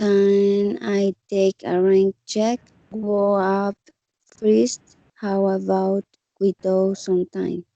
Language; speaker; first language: English; non-native, learner; Spanish